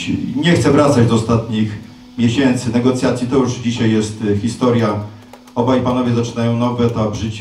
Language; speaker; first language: Polish; native; Polish